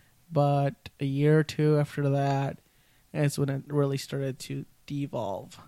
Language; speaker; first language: English; early bilingual, other home language; Spanish